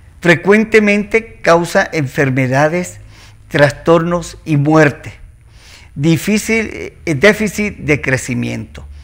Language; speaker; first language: Spanish; native; Spanish